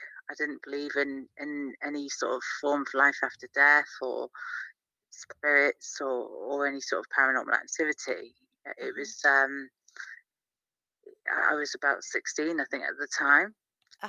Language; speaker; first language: English; native; English